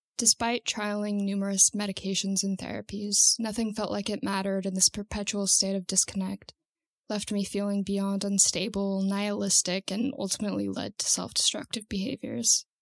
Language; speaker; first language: English; native; English